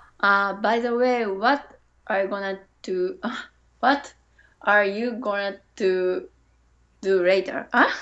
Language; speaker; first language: English; non-native, learner; Japanese